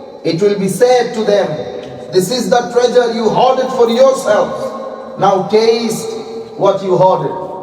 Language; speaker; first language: English; non-native, local second language; Bangla